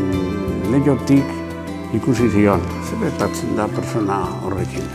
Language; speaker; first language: Basque; non-native, local second language; Spanish